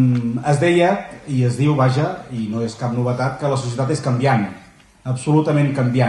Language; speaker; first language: Catalan; native; Catalan